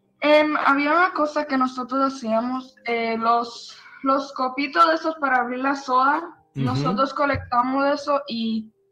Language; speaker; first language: Spanish; early bilingual, heritage; Spanish